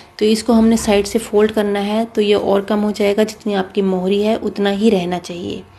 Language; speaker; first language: Hindi; native; Hindi